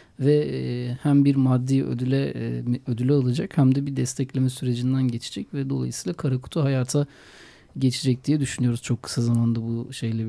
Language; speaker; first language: Turkish; native; Turkish